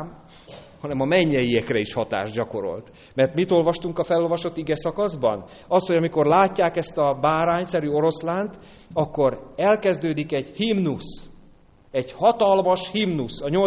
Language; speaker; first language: Hungarian; native; Hungarian